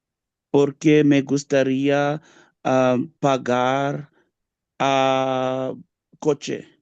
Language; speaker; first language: Spanish; non-native, learner; English